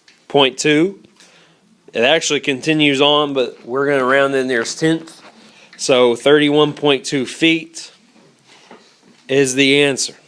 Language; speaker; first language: English; native; English